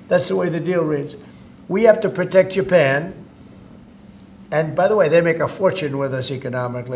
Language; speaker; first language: English; native; English